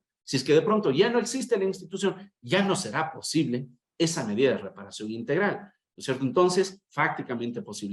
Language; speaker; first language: Spanish; native; Spanish